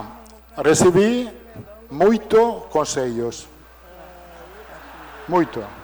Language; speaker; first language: Portuguese; non-native, learner; Italian